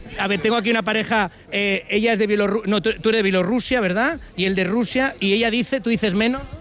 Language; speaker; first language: Spanish; native; Spanish